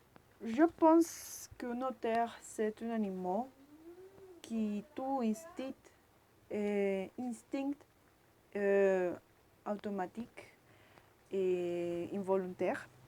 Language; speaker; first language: French; non-native, learner; Spanish